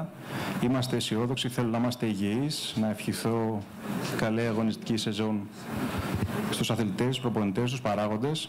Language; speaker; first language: Greek; native; Greek